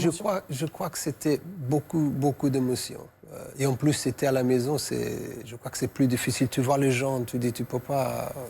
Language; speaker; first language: French; non-native, fluent; Portuguese